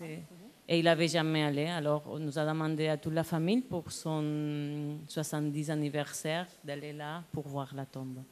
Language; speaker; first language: French; non-native, learner; Spanish